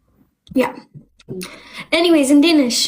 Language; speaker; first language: Amharic; early bilingual, heritage; English